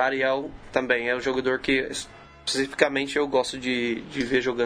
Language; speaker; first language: Portuguese; non-native, learner; English